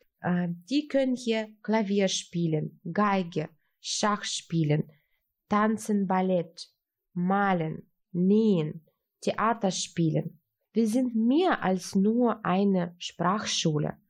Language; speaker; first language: German; early bilingual, heritage; Russian